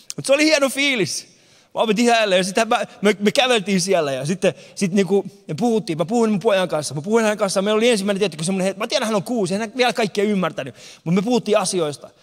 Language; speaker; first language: Finnish; early bilingual, other home language; Persian